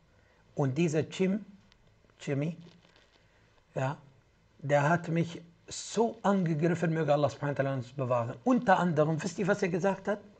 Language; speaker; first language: German; non-native, fluent; Arabic